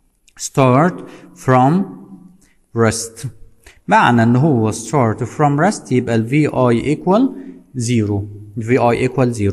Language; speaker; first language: Arabic; native; Arabic